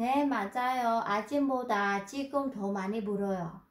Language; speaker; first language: Korean; non-native, fluent; Vietnamese